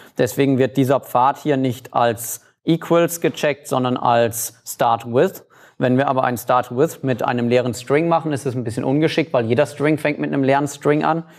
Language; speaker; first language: German; native; German